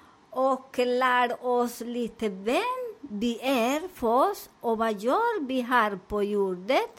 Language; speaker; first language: Swedish; non-native, learner; Spanish